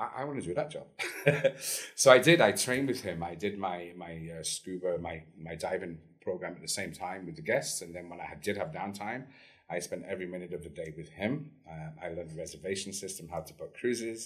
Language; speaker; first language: English; native; English